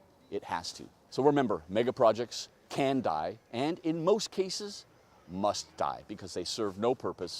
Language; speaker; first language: English; native; English